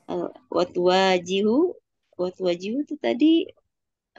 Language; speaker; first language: Indonesian; native; Indonesian